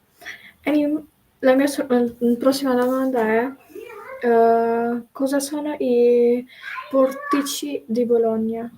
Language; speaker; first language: Italian; non-native, learner; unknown